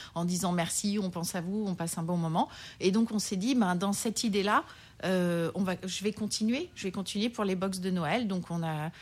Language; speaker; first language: French; native; French